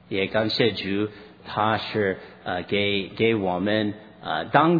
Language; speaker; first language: Chinese; non-native, fluent; English